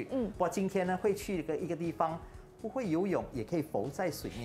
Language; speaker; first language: Chinese; native; Chinese